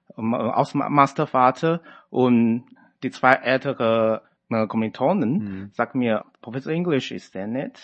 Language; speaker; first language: German; non-native, fluent; Chinese